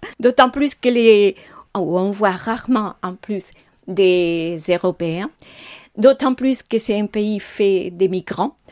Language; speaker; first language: French; non-native, fluent; Spanish